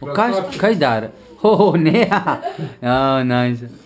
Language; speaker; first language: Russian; non-native, learner; Italian